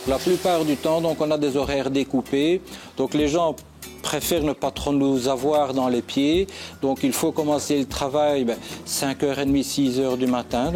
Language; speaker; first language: French; native; French